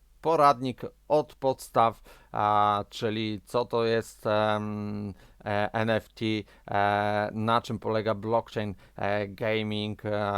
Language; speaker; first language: Polish; native; Polish